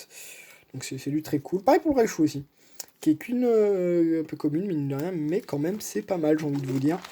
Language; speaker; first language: French; native; French